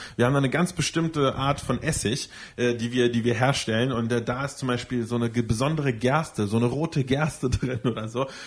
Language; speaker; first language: German; native; German